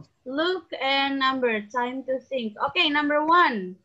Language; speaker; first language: English; non-native, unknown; Indonesian